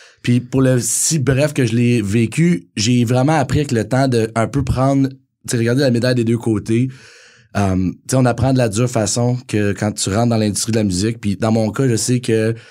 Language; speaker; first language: French; native; French